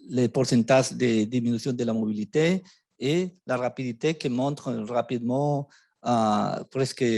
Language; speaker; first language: French; non-native, fluent; Spanish